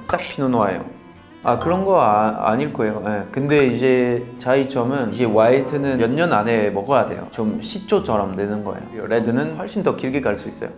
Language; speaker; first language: Korean; non-native, fluent; French